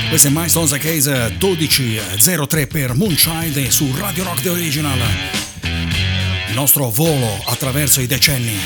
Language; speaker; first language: Italian; native; Italian